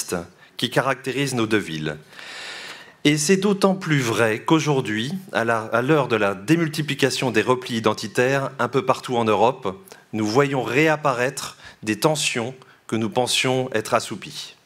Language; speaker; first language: French; native; French